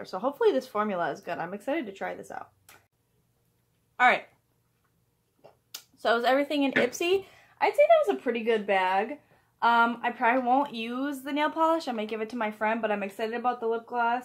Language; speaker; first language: English; native; English